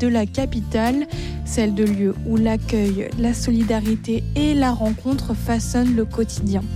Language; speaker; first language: French; native; French